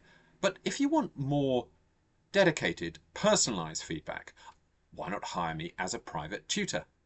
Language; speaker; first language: English; native; English